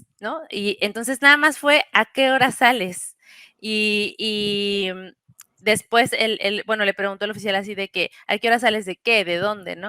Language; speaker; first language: Spanish; native; Spanish